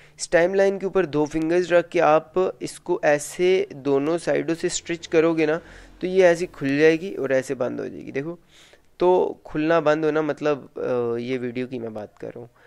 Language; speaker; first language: Hindi; native; Hindi